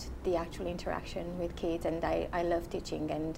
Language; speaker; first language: English; non-native, fluent; Romanian